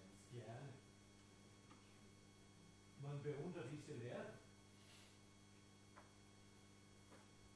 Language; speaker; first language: Danish; non-native, fluent; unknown